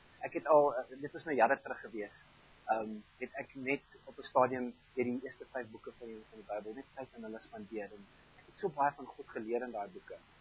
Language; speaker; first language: Afrikaans; non-native, fluent; German